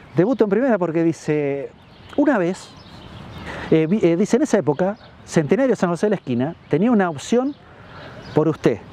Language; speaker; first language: Spanish; native; Spanish